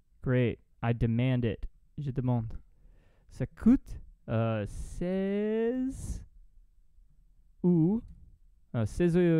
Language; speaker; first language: French; non-native, learner; English